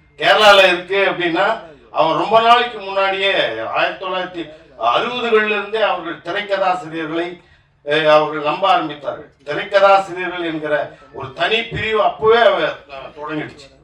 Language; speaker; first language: Tamil; native; Tamil